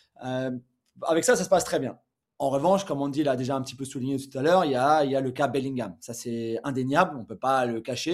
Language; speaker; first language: French; native; French